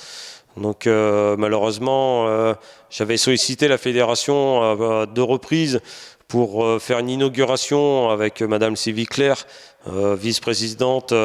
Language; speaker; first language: French; native; French